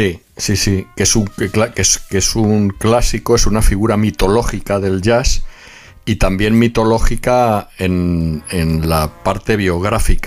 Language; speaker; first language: Spanish; native; Spanish